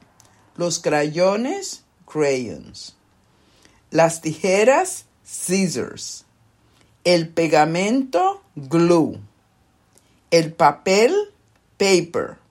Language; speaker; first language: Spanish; non-native, fluent; English